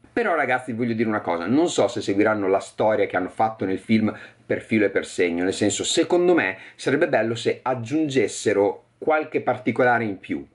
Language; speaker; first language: Italian; native; Italian